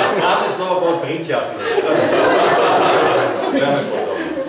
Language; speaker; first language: Slovak; non-native, learner; German